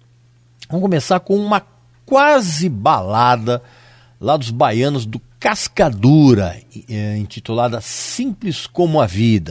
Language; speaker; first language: Portuguese; native; Portuguese